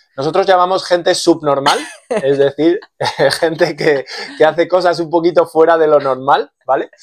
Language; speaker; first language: Spanish; native; Spanish